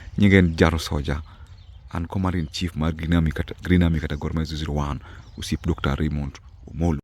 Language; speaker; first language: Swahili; non-native, local second language; Luo (Kenya and Tanzania)